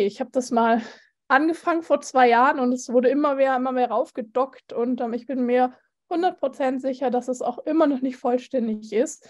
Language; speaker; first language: German; native; German